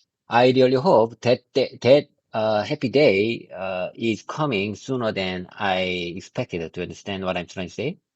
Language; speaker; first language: English; non-native, learner; Korean